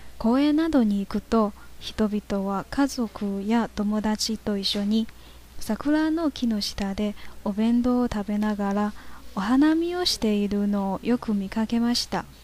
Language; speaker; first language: Japanese; non-native, fluent; Chinese